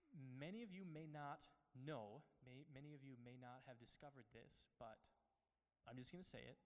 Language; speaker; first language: English; native; English